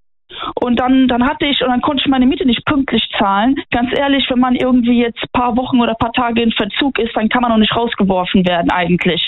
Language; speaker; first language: German; native; German